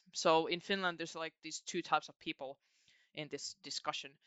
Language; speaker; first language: English; non-native, fluent; Finnish